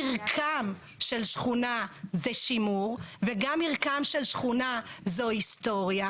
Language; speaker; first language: Hebrew; native; Hebrew